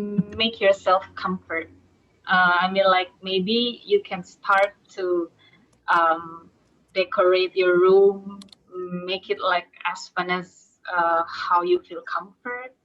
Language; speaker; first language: English; non-native, fluent; Indonesian